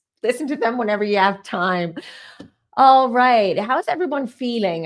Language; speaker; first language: English; native; English